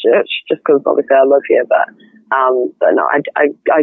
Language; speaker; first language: English; native; English